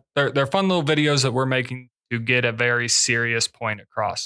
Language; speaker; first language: English; native; English